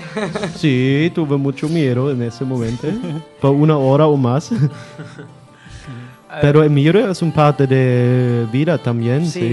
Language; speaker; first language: Spanish; non-native, learner; German